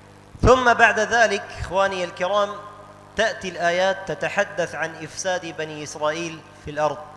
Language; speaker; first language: Arabic; native; Arabic